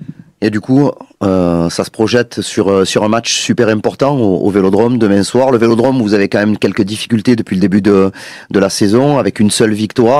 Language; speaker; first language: French; native; French